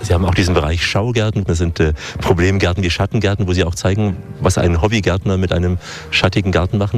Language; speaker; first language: German; native; German